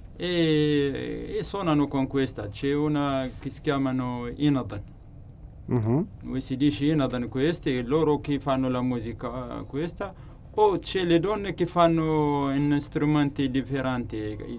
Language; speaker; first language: Italian; non-native, learner; Tamasheq